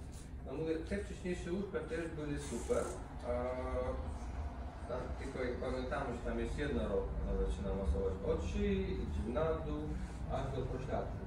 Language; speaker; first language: Polish; non-native, fluent; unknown